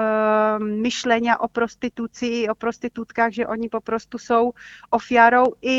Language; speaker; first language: Polish; non-native, fluent; Czech